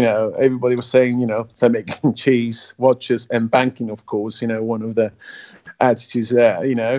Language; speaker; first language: English; non-native, fluent; German